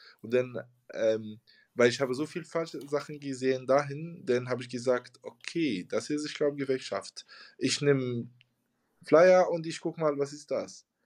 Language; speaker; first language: German; non-native, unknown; Arabic